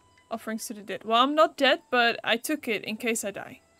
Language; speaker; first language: English; non-native, fluent; Dutch